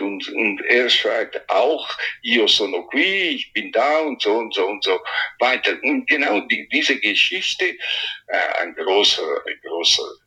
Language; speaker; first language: German; non-native, fluent; Italian